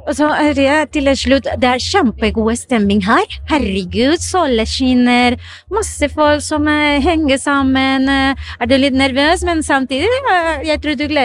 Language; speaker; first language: Norwegian; non-native, fluent; Spanish